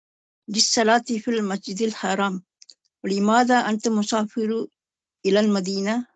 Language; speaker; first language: Arabic; non-native, learner; Tamil